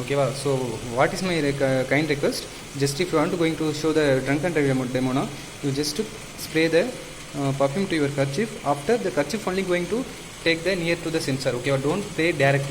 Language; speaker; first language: English; non-native, local second language; Tamil